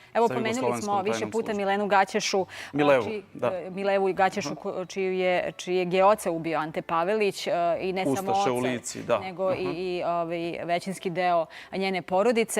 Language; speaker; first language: Serbian; native; Serbian